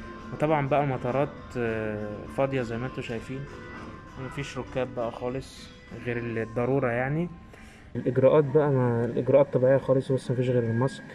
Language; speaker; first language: Arabic; native; Arabic